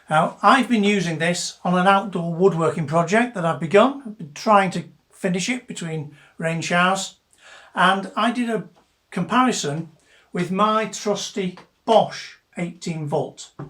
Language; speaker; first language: English; native; English